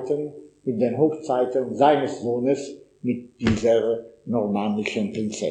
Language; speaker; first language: German; non-native, learner; Italian